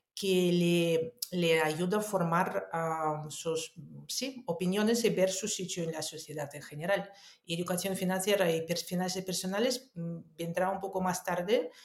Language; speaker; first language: Spanish; non-native, fluent; Russian